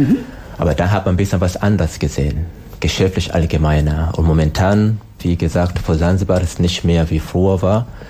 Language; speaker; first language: German; non-native, learner; Swahili